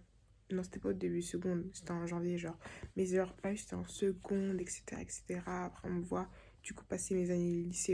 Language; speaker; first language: French; native; French